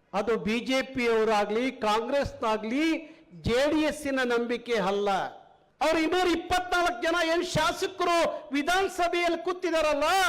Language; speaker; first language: Kannada; native; Kannada